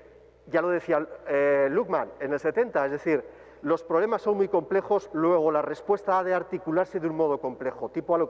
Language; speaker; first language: Spanish; native; Spanish